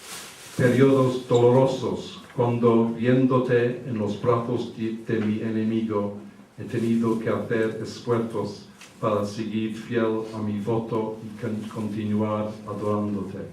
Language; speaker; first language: Spanish; early bilingual, heritage; English